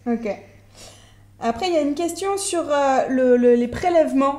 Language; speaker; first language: French; native; French